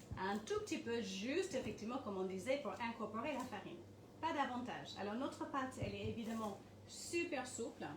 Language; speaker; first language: French; non-native, fluent; English